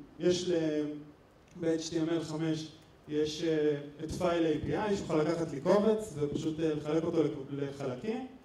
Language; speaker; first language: Hebrew; native; Hebrew